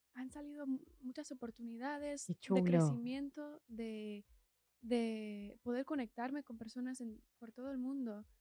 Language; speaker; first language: Spanish; early bilingual, heritage; Spanish